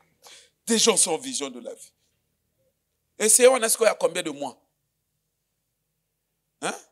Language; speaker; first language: French; non-native, local second language; Lingala